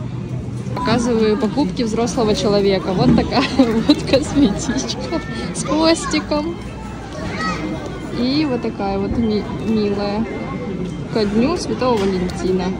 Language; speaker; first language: Russian; native; Russian